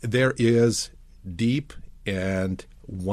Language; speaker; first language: English; non-native, fluent; Serbian